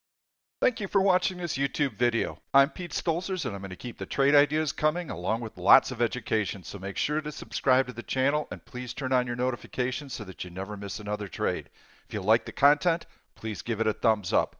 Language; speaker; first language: English; native; English